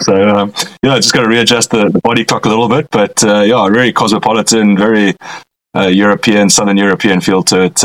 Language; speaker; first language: English; native; English